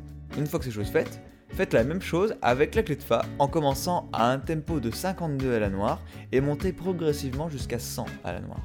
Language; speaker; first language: French; native; French